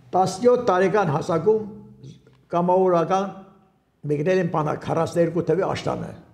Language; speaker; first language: Armenian; native; Armenian